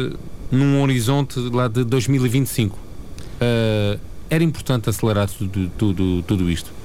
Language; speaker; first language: Portuguese; native; Portuguese